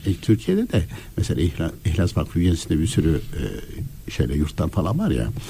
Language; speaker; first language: Turkish; native; Turkish